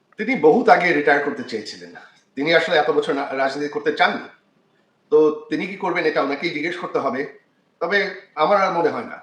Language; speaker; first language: Bangla; early bilingual, heritage; Bangla